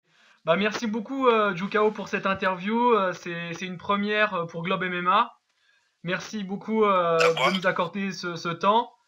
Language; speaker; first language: French; native; French